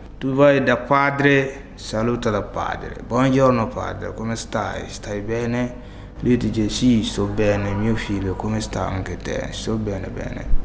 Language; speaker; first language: Italian; non-native, learner; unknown